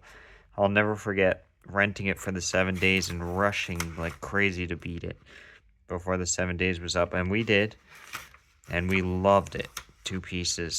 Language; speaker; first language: English; native; English